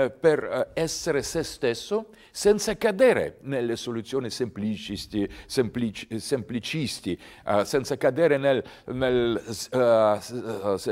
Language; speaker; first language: Italian; non-native, learner; Russian